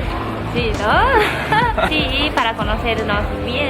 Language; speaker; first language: Spanish; non-native, learner; Japanese